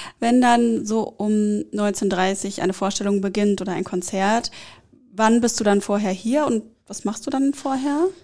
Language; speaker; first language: German; native; German